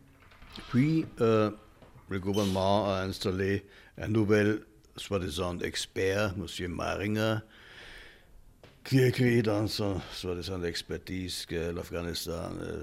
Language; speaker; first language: French; non-native, fluent; German